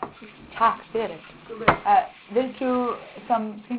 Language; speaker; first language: Icelandic; non-native, learner; English